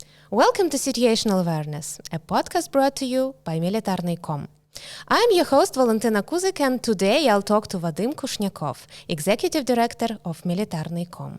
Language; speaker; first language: English; non-native, fluent; Ukrainian